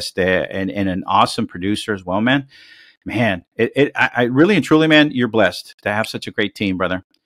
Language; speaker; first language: English; early bilingual, other home language; Spanish